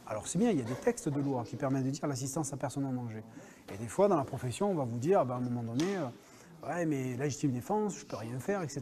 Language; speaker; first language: French; native; French